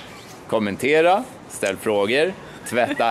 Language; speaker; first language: Swedish; native; Swedish